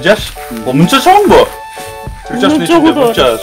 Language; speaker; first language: Kyrgyz; non-native, fluent; English